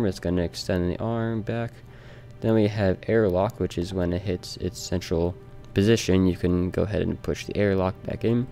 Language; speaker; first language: English; native; English